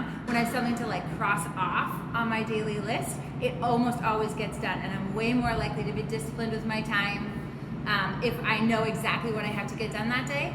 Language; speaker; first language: English; native; English